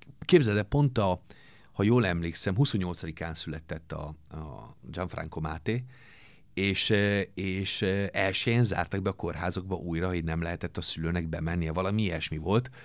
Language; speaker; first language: Hungarian; non-native, fluent; Italian